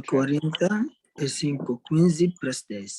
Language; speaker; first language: Portuguese; non-native, learner; Arabic